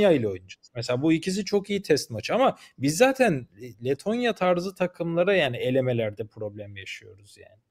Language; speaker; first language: Turkish; native; Turkish